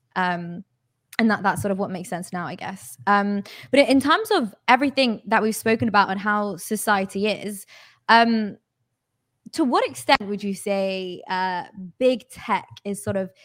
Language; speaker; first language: English; native; English